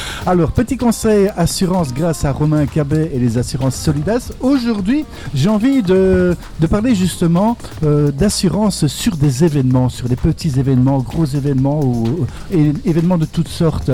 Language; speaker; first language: French; native; French